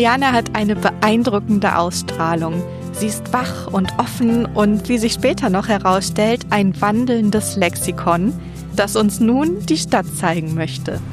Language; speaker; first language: German; native; German